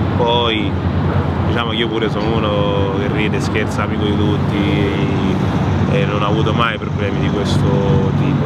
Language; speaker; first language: Italian; early bilingual, other home language; French